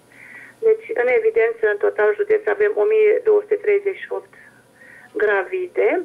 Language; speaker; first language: Romanian; native; Romanian